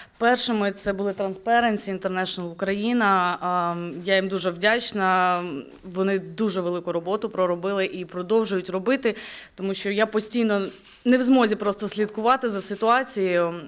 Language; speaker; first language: Ukrainian; native; Ukrainian